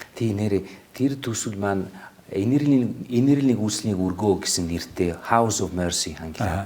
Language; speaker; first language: Mongolian; non-native, fluent; Italian